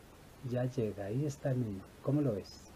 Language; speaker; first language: Spanish; native; Spanish